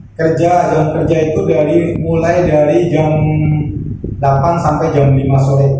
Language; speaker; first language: Indonesian; non-native, local second language; Javanese